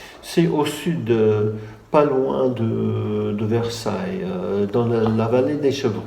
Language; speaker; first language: French; non-native, fluent; English